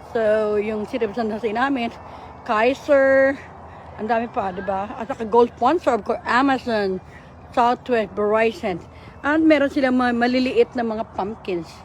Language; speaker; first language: Filipino; native; Filipino